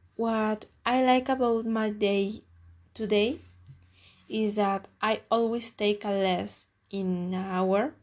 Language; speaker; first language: English; non-native, learner; Spanish